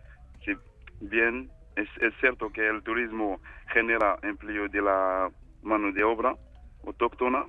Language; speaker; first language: Spanish; non-native, fluent; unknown